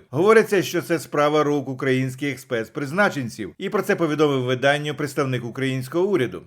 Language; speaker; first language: Ukrainian; native; Ukrainian